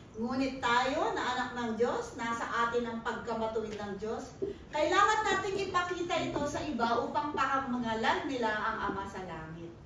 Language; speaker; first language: Filipino; non-native, local second language; Pampanga